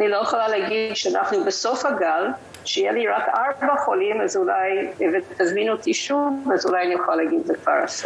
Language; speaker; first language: Hebrew; non-native, fluent; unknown